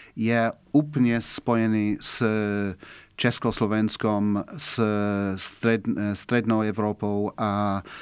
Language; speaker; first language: Slovak; non-native, learner; English